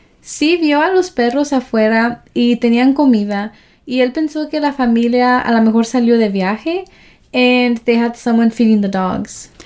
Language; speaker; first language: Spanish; early bilingual, heritage; Spanish